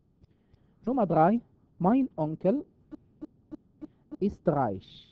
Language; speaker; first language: German; non-native, fluent; Arabic